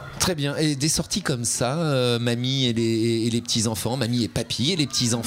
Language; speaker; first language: French; native; French